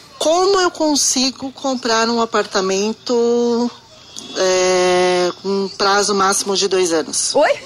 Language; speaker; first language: Portuguese; native; Portuguese